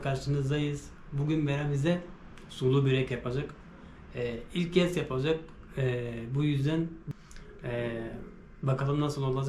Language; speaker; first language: Turkish; non-native, learner; Lao